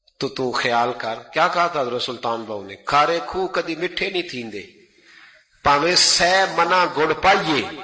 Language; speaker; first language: Urdu; non-native, local second language; Punjabi